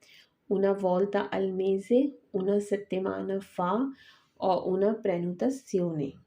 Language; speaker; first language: Italian; non-native, learner; Urdu